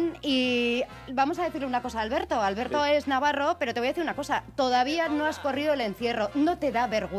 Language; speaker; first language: Spanish; native; Spanish